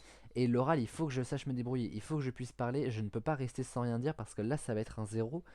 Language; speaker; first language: French; native; French